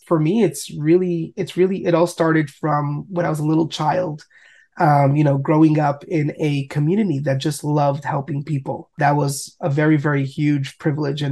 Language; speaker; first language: English; native; English